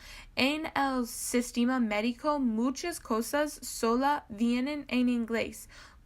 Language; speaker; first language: Spanish; non-native, learner; English